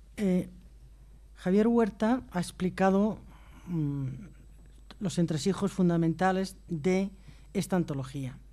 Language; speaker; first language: Spanish; native; Spanish